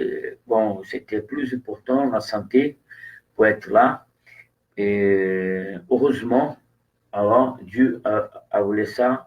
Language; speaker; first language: French; non-native, fluent; Portuguese